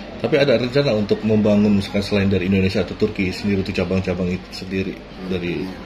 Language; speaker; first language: Indonesian; native; Indonesian